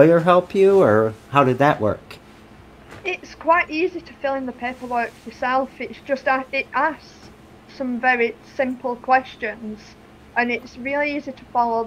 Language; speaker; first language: English; native; English